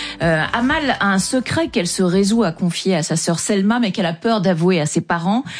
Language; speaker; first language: French; native; French